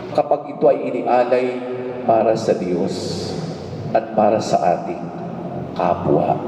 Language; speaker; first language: Filipino; native; Filipino